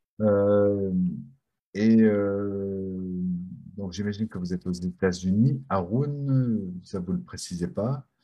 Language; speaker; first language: French; native; French